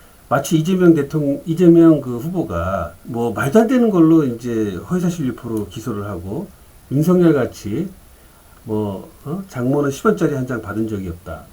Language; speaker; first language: Korean; native; Korean